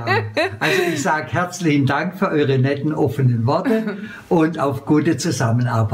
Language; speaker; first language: German; native; German